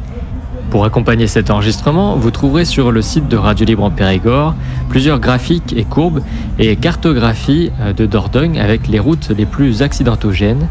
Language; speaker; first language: French; native; French